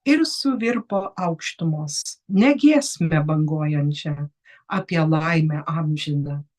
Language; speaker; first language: Lithuanian; early bilingual, heritage; Lithuanian